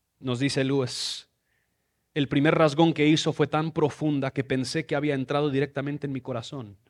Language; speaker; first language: Spanish; non-native, fluent; English